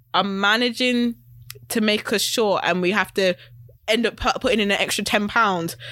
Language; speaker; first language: English; native; English